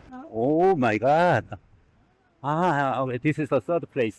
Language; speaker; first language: English; non-native, learner; Korean